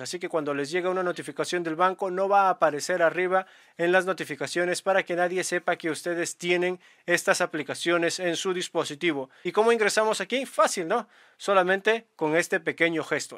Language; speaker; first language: Spanish; native; Spanish